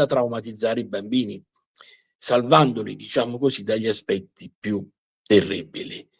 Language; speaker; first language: Italian; native; Italian